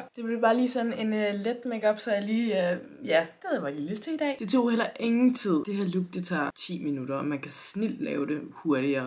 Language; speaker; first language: Danish; native; Danish